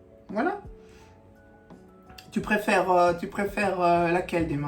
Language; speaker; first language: French; native; French